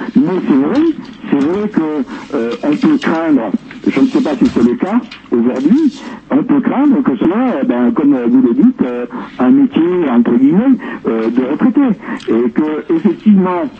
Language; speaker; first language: French; native; French